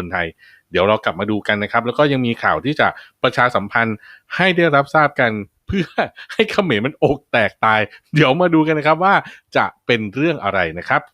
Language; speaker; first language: Thai; native; Thai